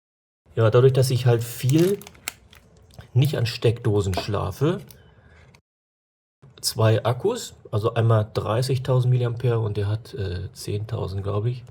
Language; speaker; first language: German; native; German